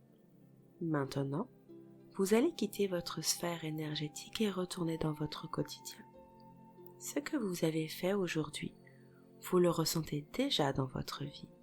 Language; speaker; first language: French; native; French